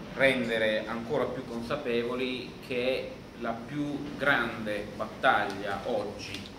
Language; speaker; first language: Italian; native; Italian